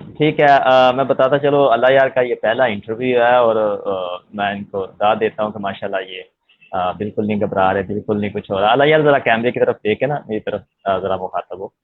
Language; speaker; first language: Urdu; non-native, local second language; Punjabi